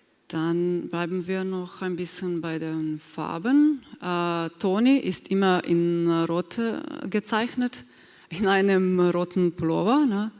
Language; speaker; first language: German; non-native, fluent; Slovenian